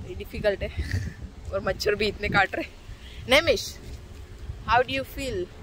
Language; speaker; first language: Hindi; non-native, local second language; Gujarati